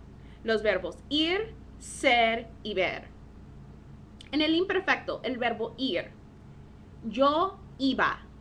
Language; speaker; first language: Spanish; non-native, fluent; English